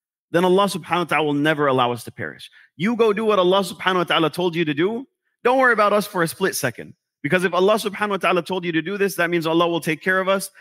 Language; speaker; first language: English; native; English